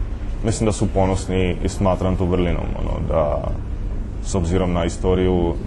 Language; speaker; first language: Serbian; non-native, fluent; Czech